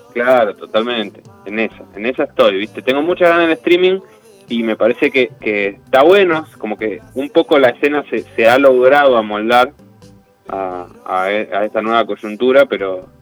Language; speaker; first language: Spanish; native; Spanish